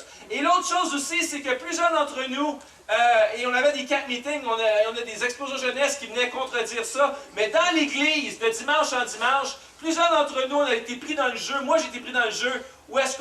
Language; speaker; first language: French; native; French